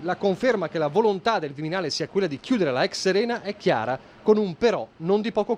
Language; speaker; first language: Italian; native; Italian